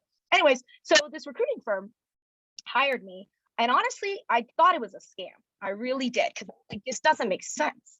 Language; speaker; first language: English; early bilingual, other home language; Chinese